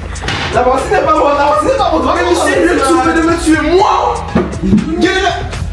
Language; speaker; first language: French; native; French